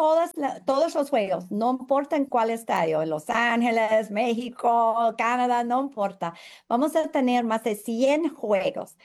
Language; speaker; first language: Spanish; non-native, fluent; English